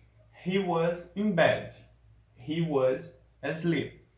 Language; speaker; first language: English; non-native, fluent; Portuguese